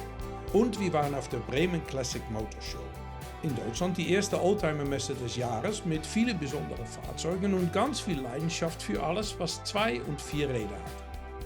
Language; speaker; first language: German; native; German